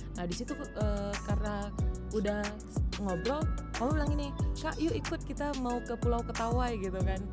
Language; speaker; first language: Indonesian; native; Indonesian